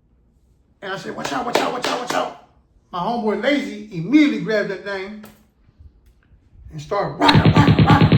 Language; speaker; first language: English; native; English